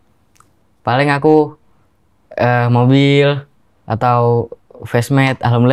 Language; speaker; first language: Indonesian; non-native, local second language; Javanese